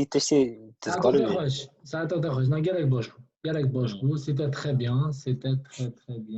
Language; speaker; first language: French; non-native, fluent; Kurdish